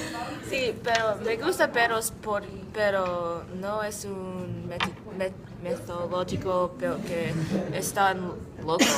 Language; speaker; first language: Spanish; non-native, learner; English